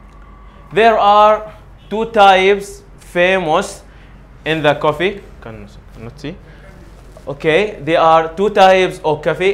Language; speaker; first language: English; non-native, learner; Arabic